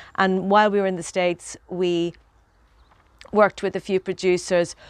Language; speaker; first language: English; native; English